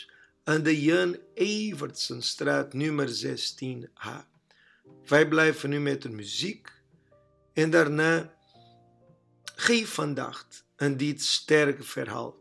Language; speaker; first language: Dutch; non-native, learner; Portuguese